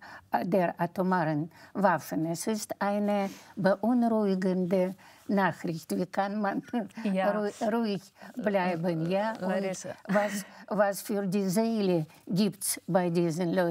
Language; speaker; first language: German; non-native, fluent; Russian